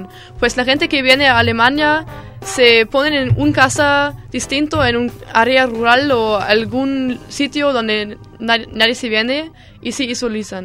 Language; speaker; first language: Spanish; non-native, learner; German